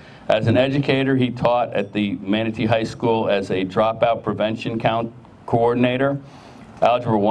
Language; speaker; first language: English; native; English